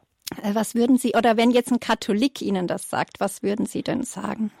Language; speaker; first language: German; native; German